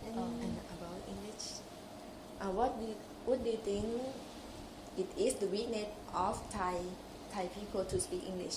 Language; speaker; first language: English; non-native, local second language; Thai